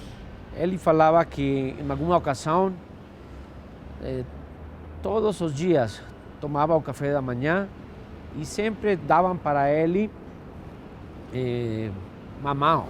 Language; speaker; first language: Portuguese; non-native, fluent; Spanish